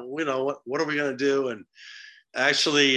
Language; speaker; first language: English; native; English